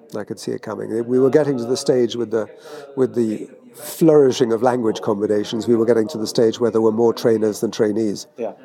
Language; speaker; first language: English; native; English